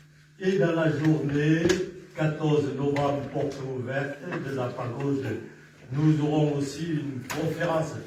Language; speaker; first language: French; non-native, fluent; Vietnamese